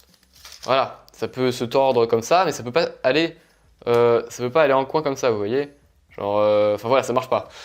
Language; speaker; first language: French; native; French